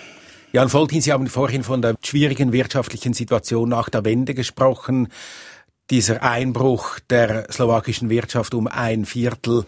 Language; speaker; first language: German; native; German